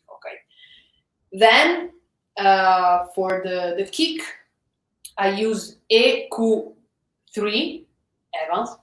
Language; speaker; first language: English; non-native, fluent; Italian